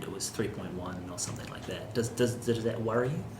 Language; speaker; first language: English; native; English